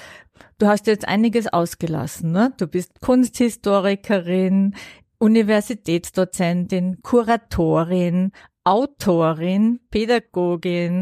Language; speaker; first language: German; native; German